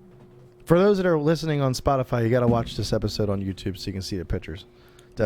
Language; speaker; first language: English; native; English